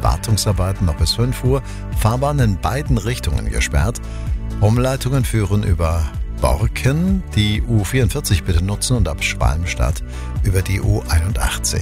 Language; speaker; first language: German; native; German